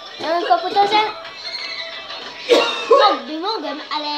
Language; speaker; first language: Polish; early bilingual, heritage; Polish